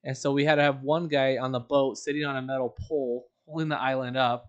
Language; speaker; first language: English; native; English